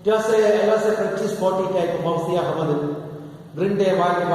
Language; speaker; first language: English; non-native, local second language; Malayalam